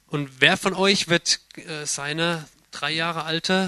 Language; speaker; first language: German; native; German